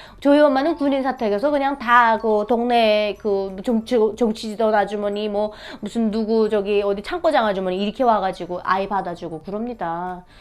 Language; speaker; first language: Korean; native; Korean